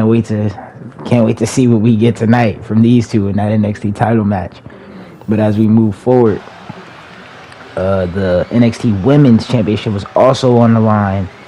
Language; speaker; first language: English; native; English